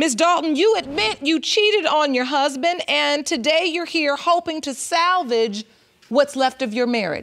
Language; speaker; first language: English; native; English